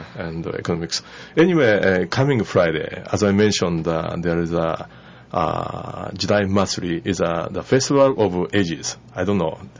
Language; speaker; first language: English; non-native, learner; Japanese